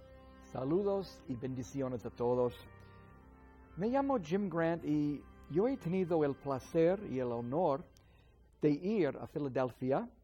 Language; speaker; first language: Spanish; non-native, fluent; English